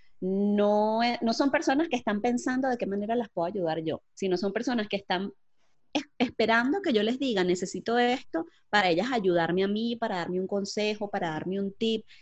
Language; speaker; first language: Spanish; native; Spanish